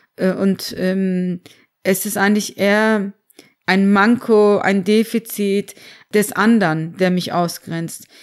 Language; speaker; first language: German; early bilingual, other home language; Turkish